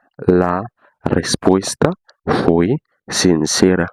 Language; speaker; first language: Spanish; non-native, fluent; Haitian Creole